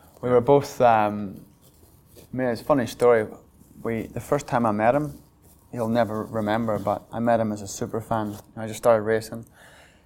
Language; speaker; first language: English; native; English